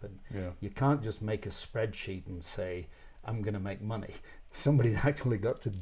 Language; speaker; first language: English; native; English